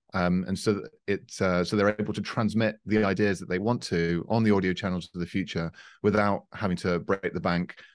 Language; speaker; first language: English; native; English